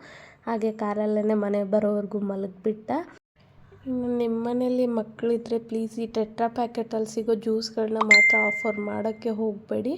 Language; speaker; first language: Kannada; native; Kannada